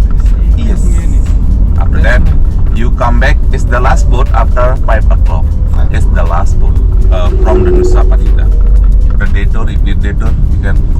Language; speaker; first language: English; non-native, learner; Indonesian